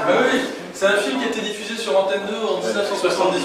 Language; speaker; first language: French; native; French